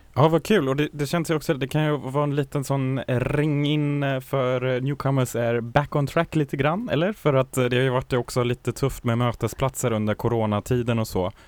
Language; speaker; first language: Swedish; non-native, fluent; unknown